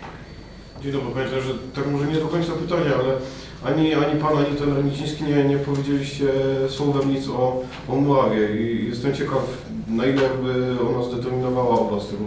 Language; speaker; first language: Polish; native; Polish